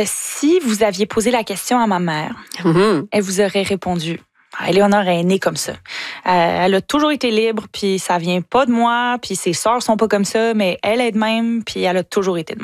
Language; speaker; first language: French; native; French